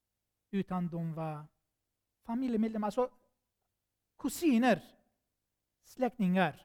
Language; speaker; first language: Swedish; non-native, fluent; Armenian